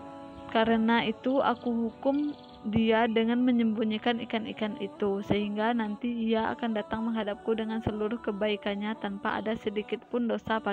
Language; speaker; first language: Indonesian; native; Indonesian